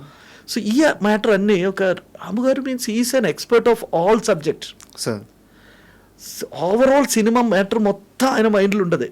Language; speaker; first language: Telugu; non-native, fluent; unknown